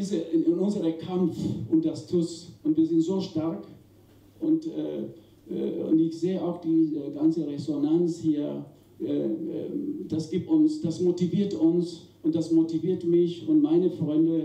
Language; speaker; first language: German; non-native, fluent; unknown